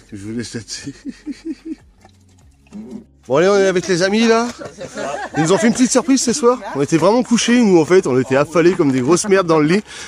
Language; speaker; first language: French; native; French